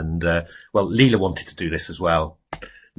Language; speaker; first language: English; native; English